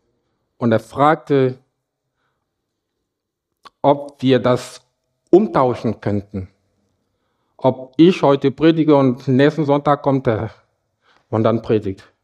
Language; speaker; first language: German; non-native, fluent; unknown